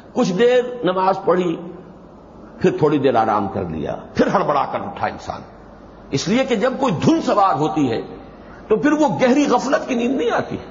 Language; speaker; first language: Urdu; native; Urdu